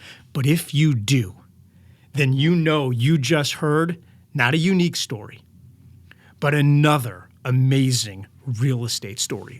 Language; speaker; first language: English; native; English